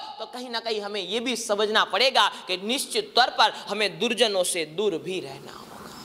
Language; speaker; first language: Hindi; non-native, local second language; Gujarati